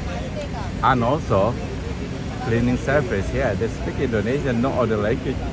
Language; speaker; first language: English; non-native, learner; Indonesian